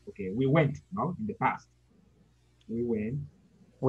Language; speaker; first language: English; non-native, fluent; Spanish